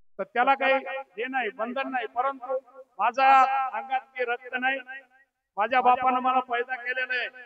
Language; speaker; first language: Marathi; non-native, local second language; Lambadi